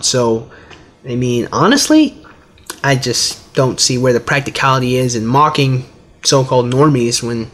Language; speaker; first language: English; native; English